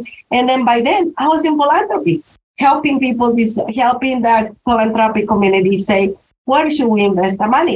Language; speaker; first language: English; non-native, fluent; Spanish